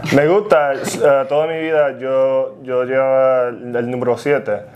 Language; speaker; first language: Spanish; early bilingual, heritage; Spanish